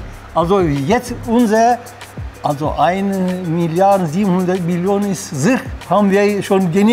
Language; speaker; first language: German; non-native, learner; Turkish